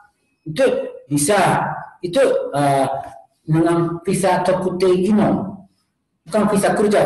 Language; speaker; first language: Indonesian; non-native, learner; Japanese